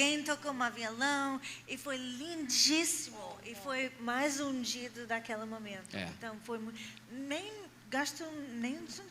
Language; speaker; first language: Portuguese; non-native, fluent; English